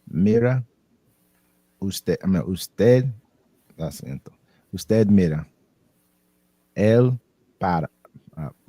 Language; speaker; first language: Spanish; non-native, learner; English